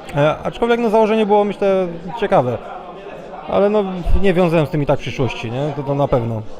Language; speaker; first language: Polish; native; Polish